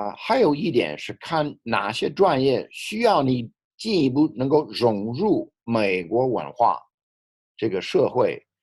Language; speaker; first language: Chinese; non-native, fluent; English